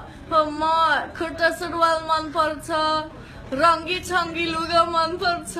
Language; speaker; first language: Nepali; non-native, learner; English